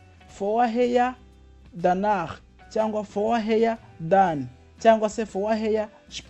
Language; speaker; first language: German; non-native, fluent; Kinyarwanda